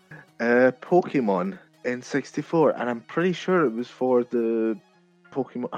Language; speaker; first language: English; native; English